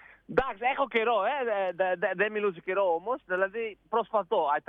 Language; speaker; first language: Greek; non-native, learner; Dutch